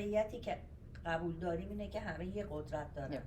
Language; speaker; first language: Persian; native; Persian